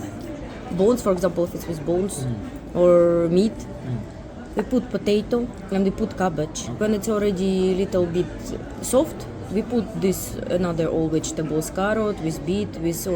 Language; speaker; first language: English; non-native, learner; Russian